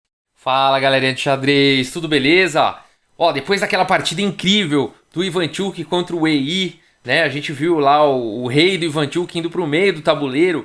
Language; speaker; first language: Portuguese; native; Portuguese